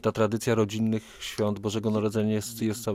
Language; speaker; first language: Polish; native; Polish